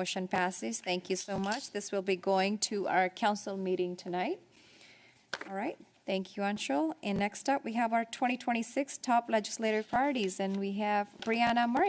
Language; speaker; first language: English; native; English